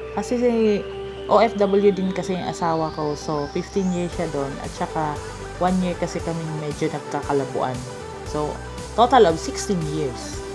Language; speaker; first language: Filipino; non-native, local second language; Cebuano